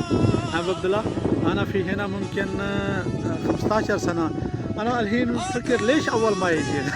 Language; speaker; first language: Arabic; non-native, learner; Saraiki